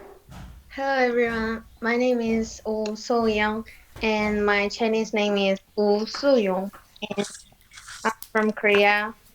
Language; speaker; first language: English; non-native, learner; Korean